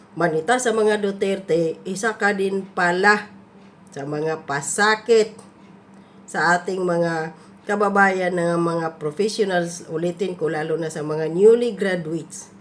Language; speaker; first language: Filipino; non-native, local second language; Cebuano